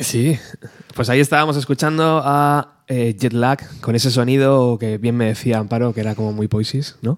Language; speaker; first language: Spanish; native; Spanish